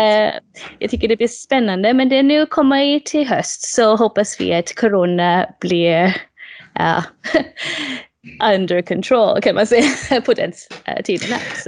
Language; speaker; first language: Swedish; non-native, fluent; English